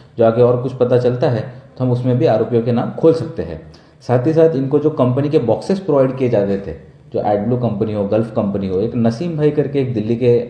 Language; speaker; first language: Hindi; non-native, local second language; Gujarati